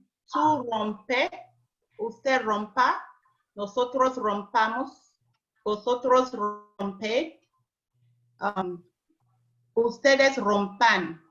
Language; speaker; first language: Spanish; non-native, learner; English